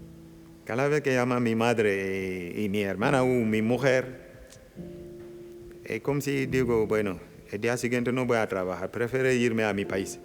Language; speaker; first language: Spanish; non-native, local second language; Wolof